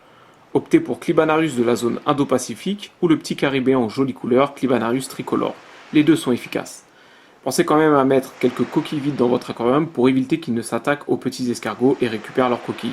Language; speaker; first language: French; native; French